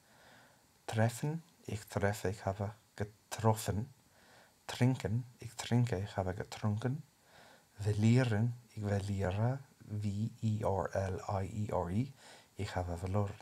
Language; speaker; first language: German; non-native, fluent; English